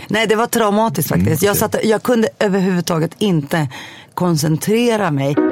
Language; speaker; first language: Swedish; early bilingual, other home language; Greek